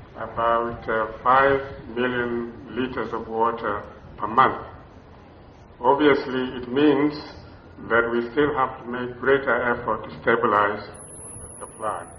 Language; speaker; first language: English; non-native, local second language; Luyia